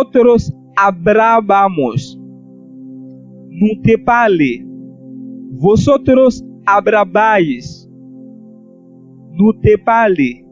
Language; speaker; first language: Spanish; non-native, learner; Haitian Creole